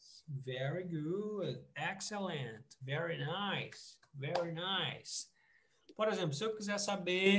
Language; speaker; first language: English; non-native, fluent; Portuguese